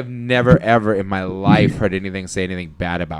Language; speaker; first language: English; native; English